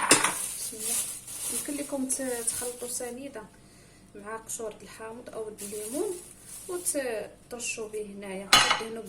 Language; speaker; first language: Arabic; native; Arabic